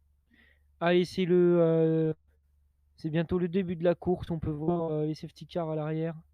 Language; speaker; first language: French; native; French